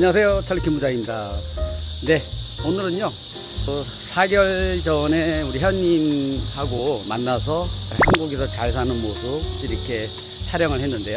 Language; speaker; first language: Korean; native; Korean